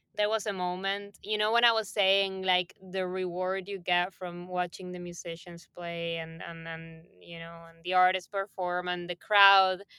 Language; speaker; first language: English; non-native, fluent; Spanish